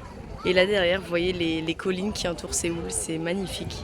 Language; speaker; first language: French; native; French